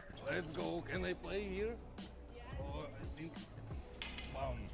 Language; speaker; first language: English; non-native, learner; Russian